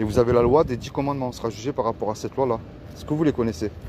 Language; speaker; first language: French; native; French